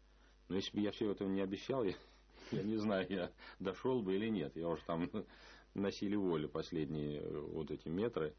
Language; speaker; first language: Russian; native; Russian